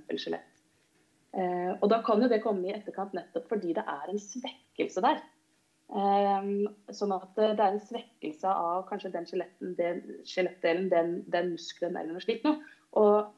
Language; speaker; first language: Norwegian; native; Norwegian